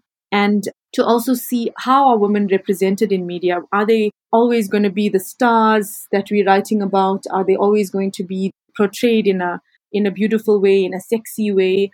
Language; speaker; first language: English; native; English